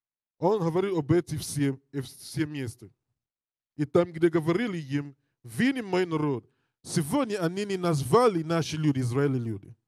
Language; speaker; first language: Russian; non-native, learner; English